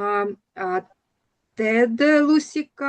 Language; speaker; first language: Estonian; non-native, learner; Russian